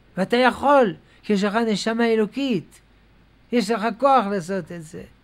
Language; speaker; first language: Hebrew; non-native, fluent; French